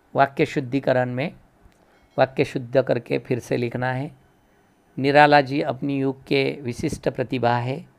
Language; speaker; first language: Hindi; non-native, local second language; Marathi